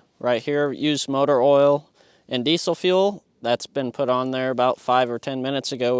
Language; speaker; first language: English; native; English